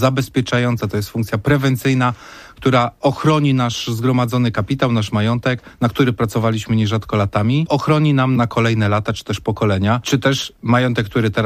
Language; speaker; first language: Polish; native; Polish